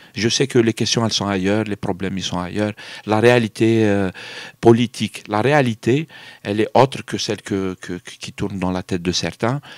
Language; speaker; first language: French; non-native, local second language; Arabic